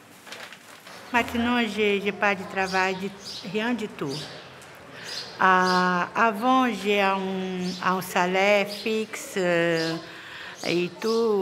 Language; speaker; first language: French; non-native, learner; Portuguese